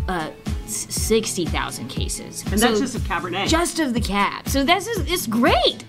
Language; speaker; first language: English; native; English